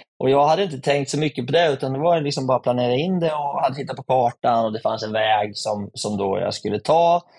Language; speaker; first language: Swedish; native; Swedish